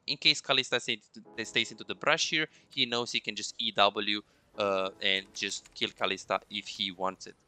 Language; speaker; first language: English; non-native, fluent; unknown